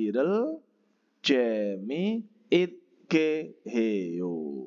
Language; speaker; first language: Korean; non-native, fluent; Indonesian